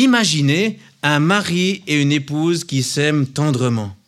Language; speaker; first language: French; native; French